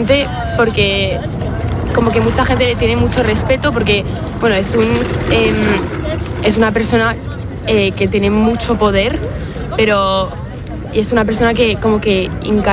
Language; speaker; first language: Spanish; non-native, fluent; French